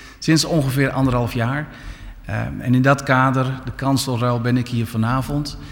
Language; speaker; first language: Dutch; native; Dutch